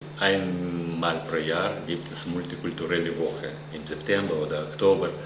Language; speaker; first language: German; non-native, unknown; Russian